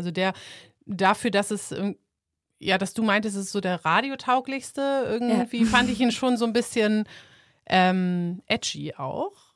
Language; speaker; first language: German; native; German